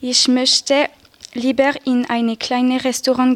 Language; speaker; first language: German; non-native, learner; French